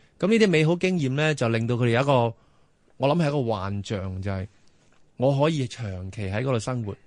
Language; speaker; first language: Cantonese; native; Cantonese